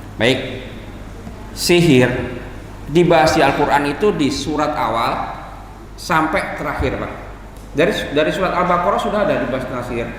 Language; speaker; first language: Indonesian; native; Indonesian